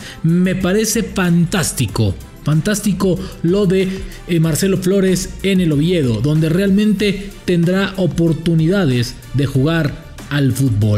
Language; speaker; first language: Spanish; native; Spanish